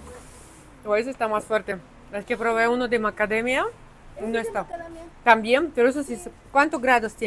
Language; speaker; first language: Spanish; non-native, fluent; Russian